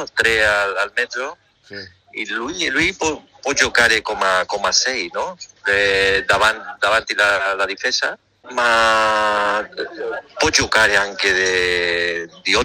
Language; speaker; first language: Italian; non-native, learner; Spanish